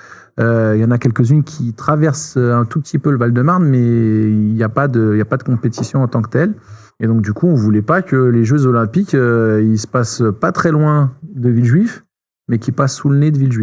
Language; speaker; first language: French; native; French